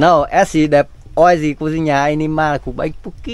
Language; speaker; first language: Portuguese; non-native, learner; Vietnamese